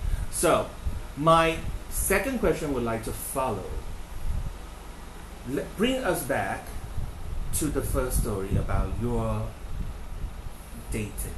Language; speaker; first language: English; non-native, fluent; Chinese